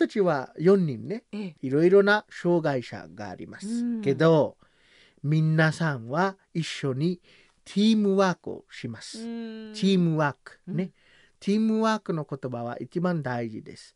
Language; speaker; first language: Japanese; non-native, learner; Samoan